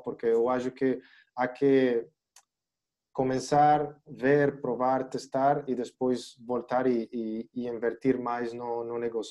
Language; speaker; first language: Portuguese; non-native, learner; Spanish